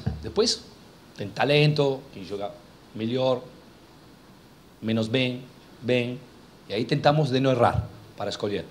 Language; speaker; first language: Portuguese; non-native, fluent; Spanish